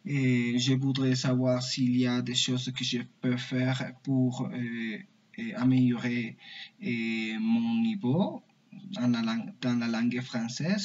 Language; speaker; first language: French; non-native, learner; Spanish